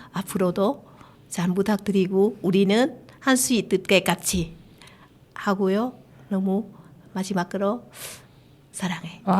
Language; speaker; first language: Korean; non-native, learner; Vietnamese